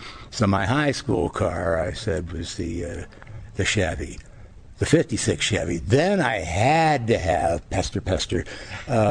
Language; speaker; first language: English; native; English